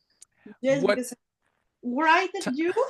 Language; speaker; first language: English; non-native, learner; Spanish